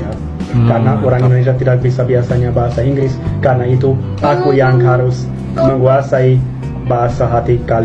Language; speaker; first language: Indonesian; non-native, fluent; Hungarian